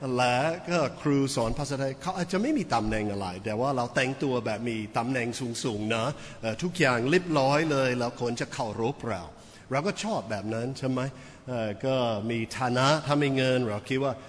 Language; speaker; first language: Thai; non-native, fluent; English